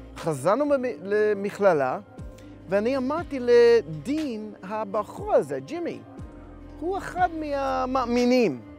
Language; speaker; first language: Hebrew; non-native, fluent; English